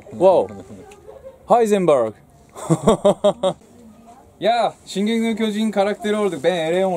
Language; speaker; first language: Turkish; non-native, fluent; Japanese